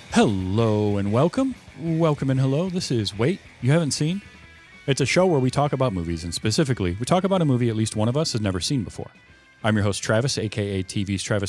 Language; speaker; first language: English; native; English